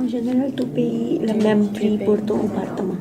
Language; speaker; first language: French; non-native, learner; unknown